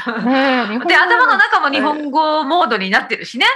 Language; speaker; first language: Japanese; native; Japanese